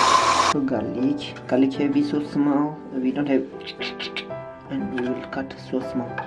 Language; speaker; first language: English; non-native, learner; Turkish